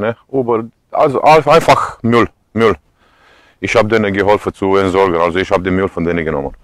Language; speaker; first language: German; non-native, fluent; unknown